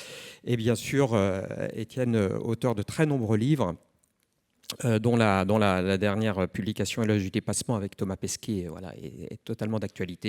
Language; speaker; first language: French; native; French